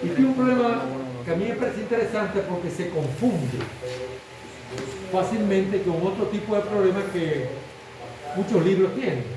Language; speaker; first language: Spanish; native; Spanish